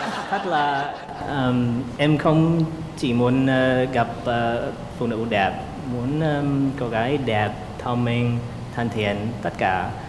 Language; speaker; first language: Vietnamese; non-native, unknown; English